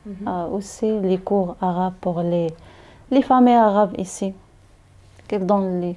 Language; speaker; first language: French; non-native, learner; Arabic